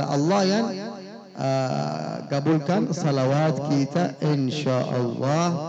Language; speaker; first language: Indonesian; non-native, fluent; Arabic